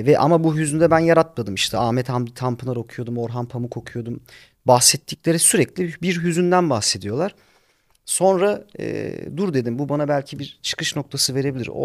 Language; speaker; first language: Turkish; native; Turkish